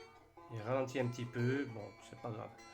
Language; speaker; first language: French; native; French